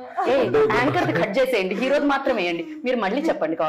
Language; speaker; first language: Telugu; native; Telugu